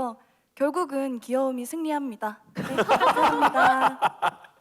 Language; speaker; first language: Korean; native; Korean